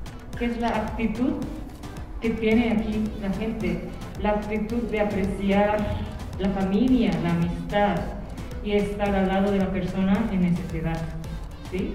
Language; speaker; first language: Spanish; non-native, fluent; Japanese